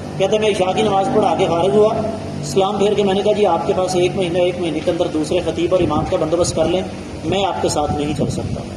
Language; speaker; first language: Urdu; non-native, local second language; Punjabi